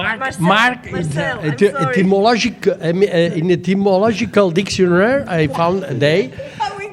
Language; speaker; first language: English; non-native, learner; Catalan